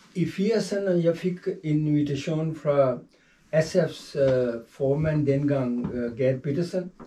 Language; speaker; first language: Danish; non-native, fluent; Urdu